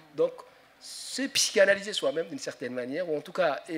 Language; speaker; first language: French; non-native, local second language; Somali